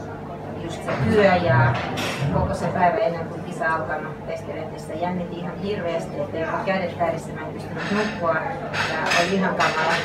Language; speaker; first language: Finnish; non-native, fluent; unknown